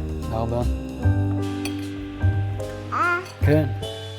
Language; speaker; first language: Hebrew; native; Hebrew